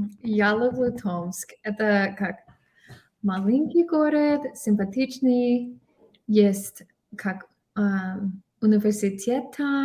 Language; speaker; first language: Russian; non-native, learner; English